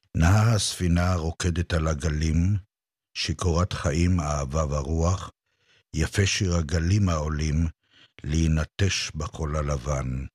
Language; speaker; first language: Hebrew; native; Hebrew